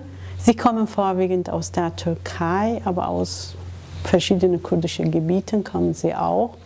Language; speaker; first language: German; non-native, fluent; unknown